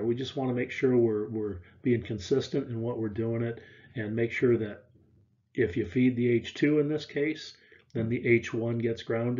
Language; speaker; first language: English; native; English